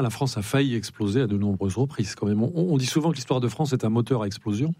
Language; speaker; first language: French; native; French